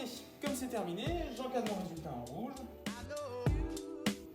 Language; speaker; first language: French; native; French